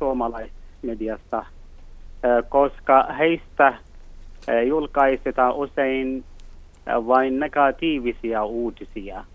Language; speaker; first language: Finnish; non-native, learner; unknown